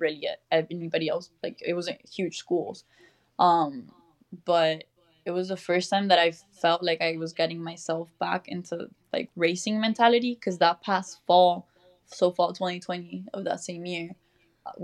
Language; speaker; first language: English; early bilingual, other home language; Spanish